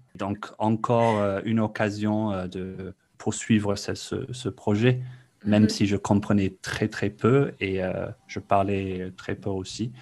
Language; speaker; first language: French; non-native, fluent; English